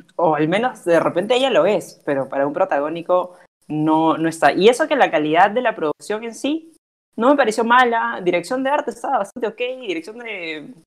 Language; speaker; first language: Spanish; native; Spanish